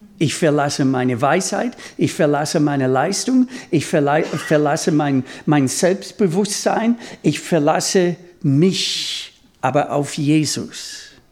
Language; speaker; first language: German; non-native, fluent; English